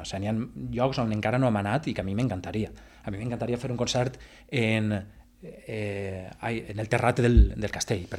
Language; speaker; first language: Catalan; native; Catalan